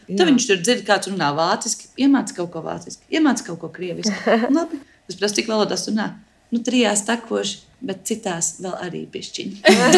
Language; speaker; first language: Latvian; early bilingual, heritage; Latvian